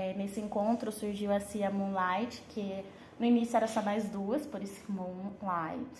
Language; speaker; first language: Portuguese; native; Portuguese